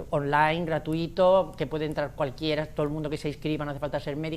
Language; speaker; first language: Spanish; native; Spanish